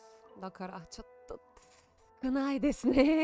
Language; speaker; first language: Japanese; non-native, learner; Russian